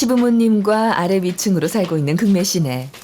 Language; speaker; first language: Korean; native; Korean